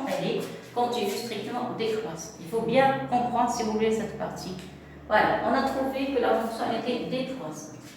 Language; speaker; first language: French; non-native, local second language; Arabic